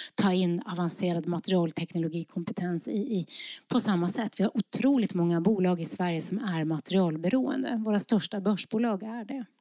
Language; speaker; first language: Swedish; early bilingual, other home language; Norwegian